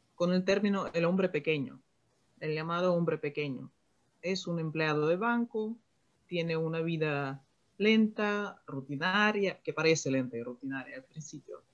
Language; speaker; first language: Spanish; non-native, fluent; Russian